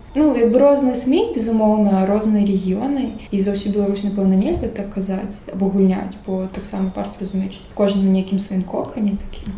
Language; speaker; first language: Belarusian; non-native, local second language; Russian